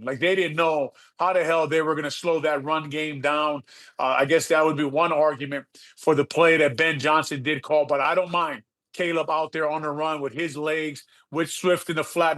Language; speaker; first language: English; native; English